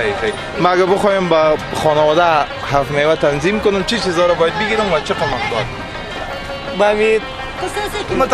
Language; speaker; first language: Persian; non-native, local second language; Pashto